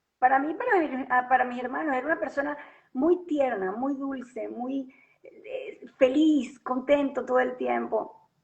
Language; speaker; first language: Spanish; native; Spanish